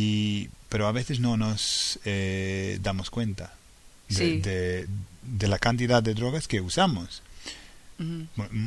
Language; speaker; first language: Spanish; non-native, fluent; English